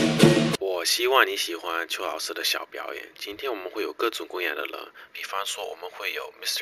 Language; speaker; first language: Chinese; non-native, learner; English